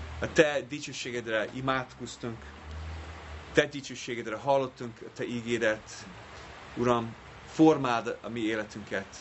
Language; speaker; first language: Hungarian; non-native, fluent; English